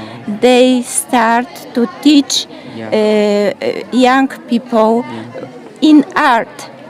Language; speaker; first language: English; non-native, learner; Polish